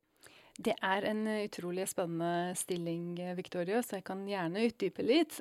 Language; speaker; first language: Norwegian; non-native, fluent; Persian